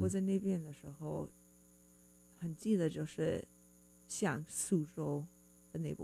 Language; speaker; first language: Chinese; non-native, learner; English